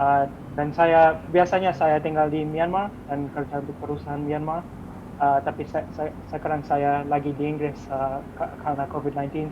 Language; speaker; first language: Indonesian; non-native, fluent; English